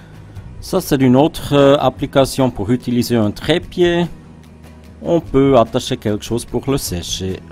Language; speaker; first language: French; non-native, local second language; German